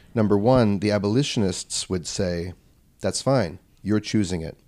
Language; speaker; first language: English; native; English